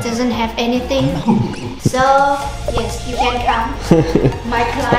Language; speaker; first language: English; non-native, learner; Thai